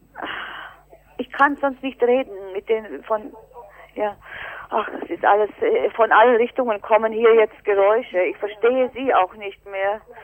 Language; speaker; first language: German; native; German